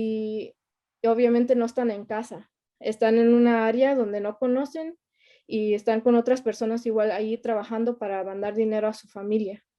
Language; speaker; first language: Spanish; early bilingual, heritage; Spanish